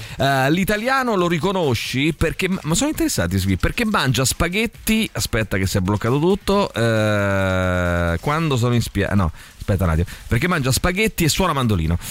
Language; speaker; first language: Italian; native; Italian